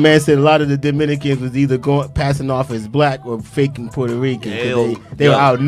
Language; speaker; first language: English; native; English